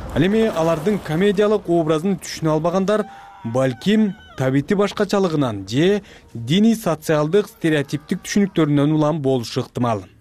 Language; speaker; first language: Kyrgyz; native; Kyrgyz